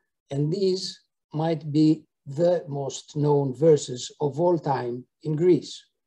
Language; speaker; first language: English; non-native, fluent; Greek